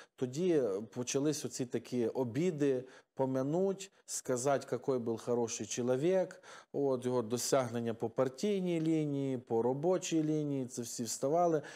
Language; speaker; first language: Ukrainian; native; Ukrainian